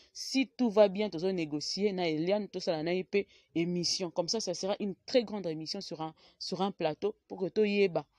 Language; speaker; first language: French; non-native, local second language; Lingala